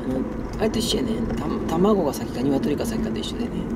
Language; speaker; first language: Japanese; native; Japanese